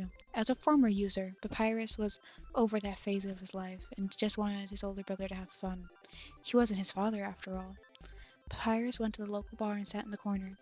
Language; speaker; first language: English; native; English